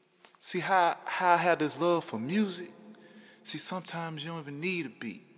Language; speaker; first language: English; native; English